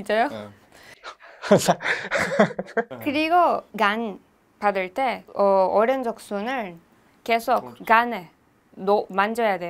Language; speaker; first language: Korean; non-native, learner; Hebrew